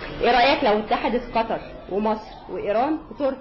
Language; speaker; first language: Arabic; native; Arabic